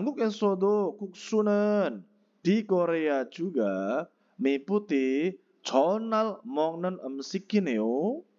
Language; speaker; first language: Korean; non-native, fluent; Indonesian